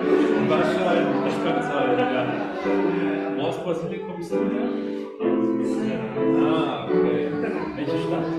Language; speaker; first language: German; early bilingual, other home language; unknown